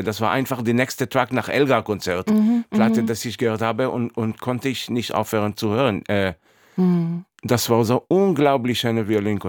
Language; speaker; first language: German; non-native, fluent; Hebrew